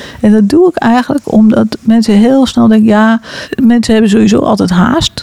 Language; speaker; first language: Dutch; native; Dutch